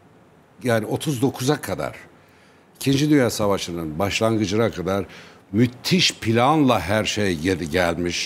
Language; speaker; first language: Turkish; native; Turkish